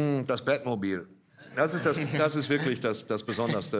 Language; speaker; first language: German; native; German